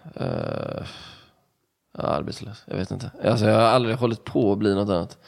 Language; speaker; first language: Swedish; native; Swedish